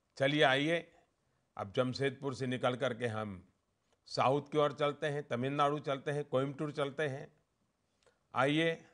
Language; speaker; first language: Hindi; non-native, local second language; Gujarati